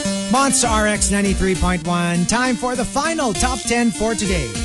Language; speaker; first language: English; non-native, local second language; Filipino